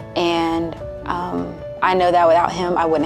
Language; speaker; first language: English; native; English